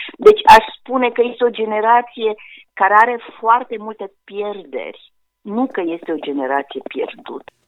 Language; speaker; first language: Romanian; native; Romanian